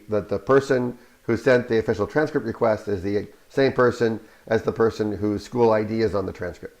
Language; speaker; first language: English; native; English